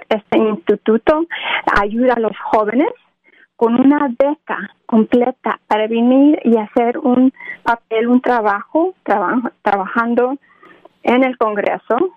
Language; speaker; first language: Spanish; early bilingual, other home language; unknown